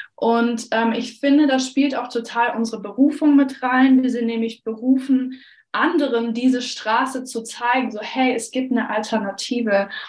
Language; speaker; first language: German; native; German